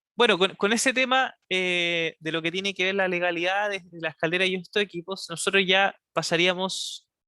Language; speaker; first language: Spanish; native; Spanish